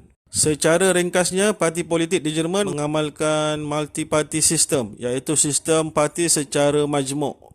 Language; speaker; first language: Malay; native; Malay